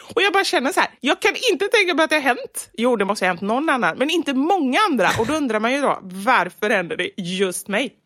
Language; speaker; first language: Swedish; native; Swedish